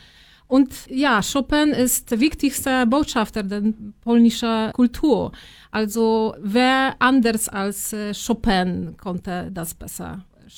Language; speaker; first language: German; non-native, learner; Polish